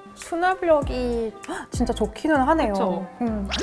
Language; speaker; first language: Korean; non-native, fluent; French